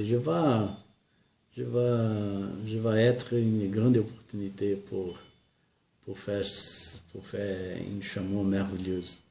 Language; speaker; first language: French; non-native, learner; Portuguese